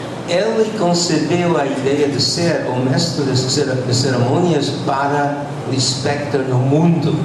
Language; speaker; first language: Portuguese; non-native, fluent; English